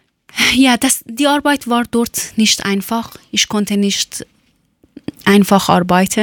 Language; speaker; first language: German; non-native, learner; Persian